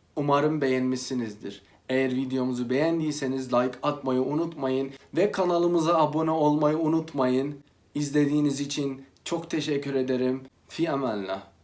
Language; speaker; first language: Turkish; non-native, fluent; Arabic